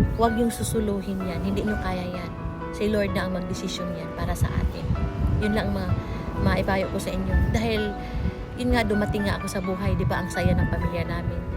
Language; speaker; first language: Filipino; non-native, local second language; Cebuano